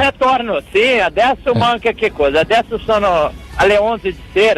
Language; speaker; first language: Italian; non-native, fluent; Portuguese